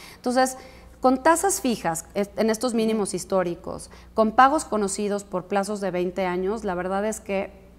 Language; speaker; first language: Spanish; native; Spanish